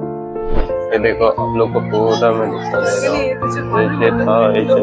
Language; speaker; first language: Hindi; non-native, local second language; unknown